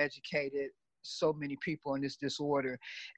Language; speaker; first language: English; native; English